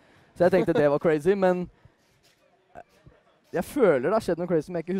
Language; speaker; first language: Norwegian; native; Norwegian